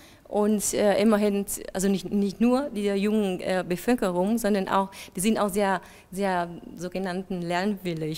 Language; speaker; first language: German; non-native, fluent; Vietnamese